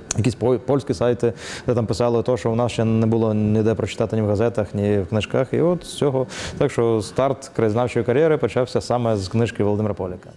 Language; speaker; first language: Ukrainian; native; Ukrainian